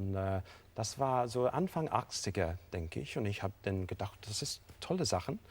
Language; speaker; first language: German; non-native, fluent; English